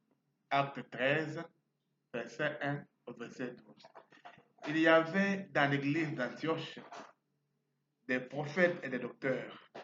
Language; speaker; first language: French; non-native, fluent; Portuguese